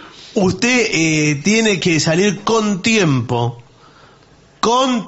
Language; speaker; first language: Spanish; native; Spanish